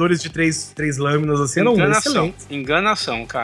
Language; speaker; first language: Portuguese; native; Portuguese